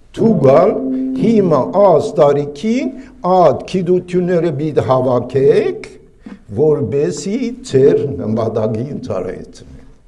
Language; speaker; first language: Armenian; native; Armenian